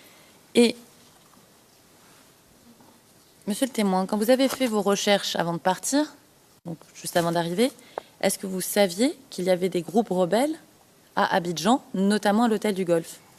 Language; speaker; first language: French; native; French